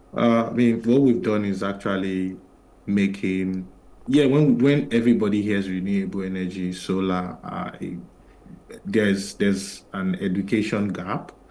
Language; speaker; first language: English; non-native, local second language; Yoruba